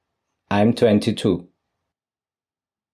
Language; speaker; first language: English; non-native, fluent; Russian